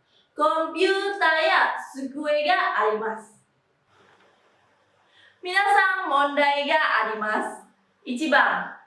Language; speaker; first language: Japanese; non-native, fluent; Indonesian